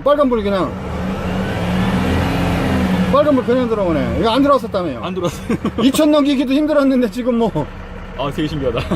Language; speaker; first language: Korean; native; Korean